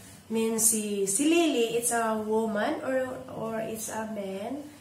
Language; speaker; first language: English; non-native, local second language; Cebuano